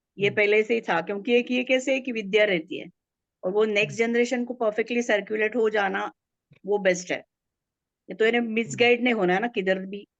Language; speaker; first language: Hindi; native; Hindi